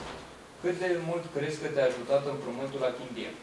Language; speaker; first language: Romanian; native; Romanian